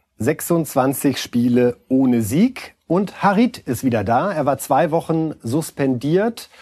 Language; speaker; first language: German; native; German